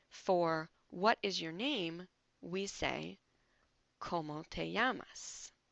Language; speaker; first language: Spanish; non-native, fluent; English